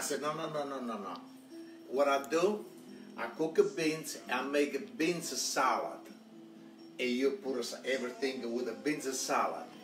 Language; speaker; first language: English; non-native, local second language; Italian